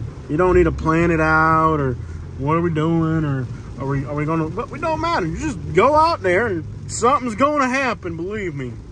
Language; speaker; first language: English; early bilingual, other home language; Spanish